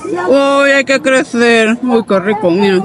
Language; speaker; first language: Spanish; native; Spanish